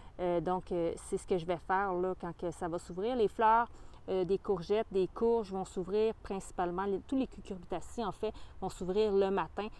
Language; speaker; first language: French; native; French